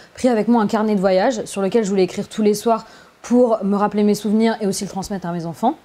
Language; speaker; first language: French; native; French